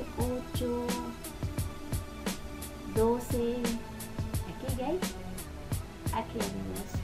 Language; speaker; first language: Spanish; non-native, learner; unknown